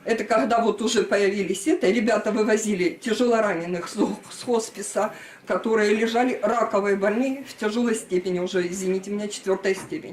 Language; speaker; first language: Russian; native; Russian